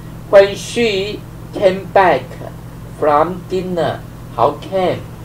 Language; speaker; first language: English; non-native, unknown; Chinese